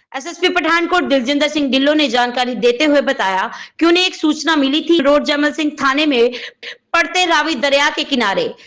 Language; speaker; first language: Hindi; non-native, local second language; Punjabi